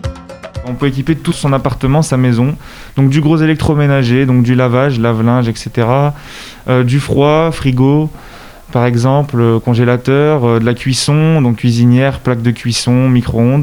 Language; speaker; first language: French; native; French